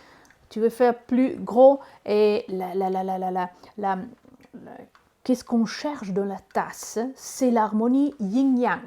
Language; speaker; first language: French; non-native, learner; Italian